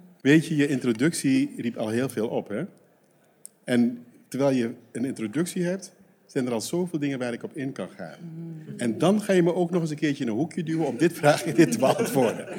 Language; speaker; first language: Dutch; non-native, local second language; Papiamento